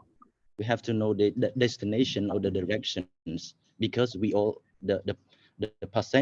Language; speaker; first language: English; non-native, fluent; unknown